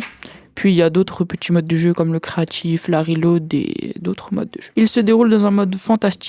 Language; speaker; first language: French; native; French